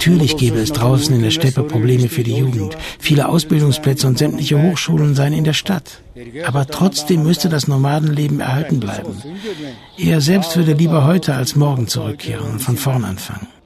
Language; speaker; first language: German; native; German